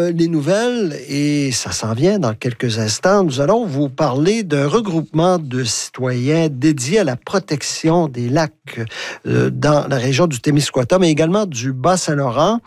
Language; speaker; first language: French; native; French